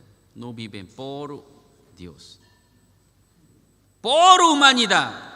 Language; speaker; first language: Spanish; non-native, learner; Korean